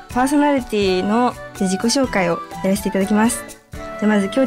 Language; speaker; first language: Japanese; native; Japanese